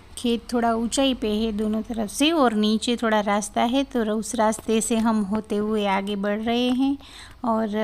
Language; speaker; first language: Hindi; non-native, local second language; Gujarati